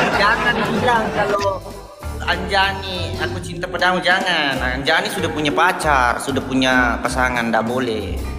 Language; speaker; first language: Indonesian; non-native, local second language; Buginese